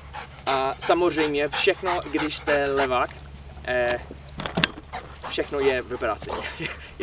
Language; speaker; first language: Czech; non-native, learner; English